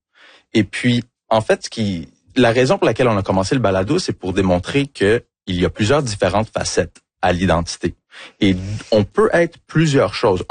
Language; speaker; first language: French; early bilingual, heritage; French